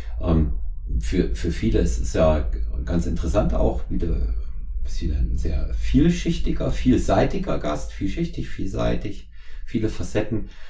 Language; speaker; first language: German; native; German